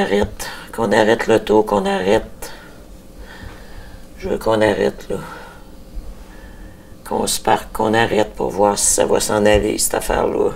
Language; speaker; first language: French; native; French